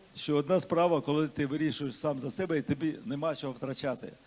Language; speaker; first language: Ukrainian; non-native, local second language; Russian